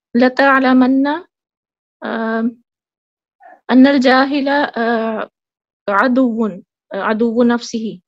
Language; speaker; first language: Arabic; non-native, learner; Urdu